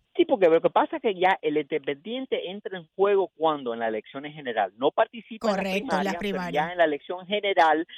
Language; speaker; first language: Spanish; early bilingual, heritage; Spanish